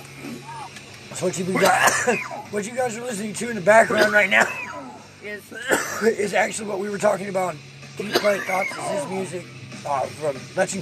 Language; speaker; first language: English; native; English